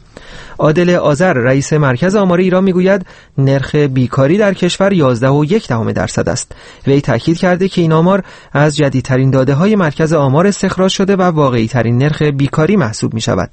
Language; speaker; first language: Persian; native; Persian